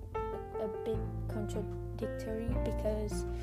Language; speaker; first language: English; non-native, fluent; French